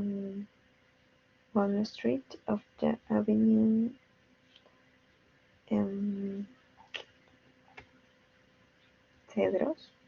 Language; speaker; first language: English; non-native, learner; Spanish